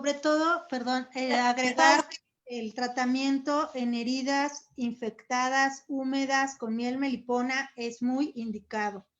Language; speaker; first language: Spanish; native; Spanish